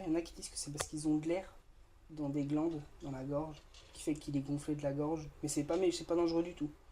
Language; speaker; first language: French; native; French